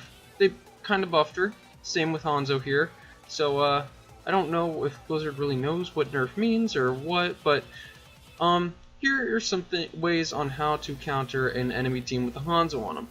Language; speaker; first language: English; native; English